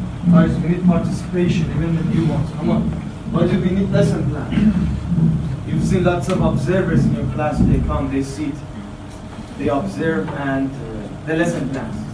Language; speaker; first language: English; non-native, fluent; Persian